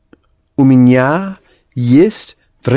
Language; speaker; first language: Russian; non-native, learner; English